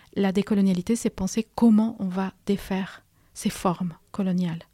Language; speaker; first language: French; non-native, fluent; Spanish